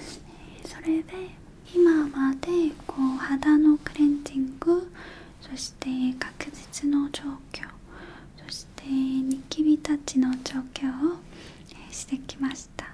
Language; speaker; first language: Japanese; non-native, learner; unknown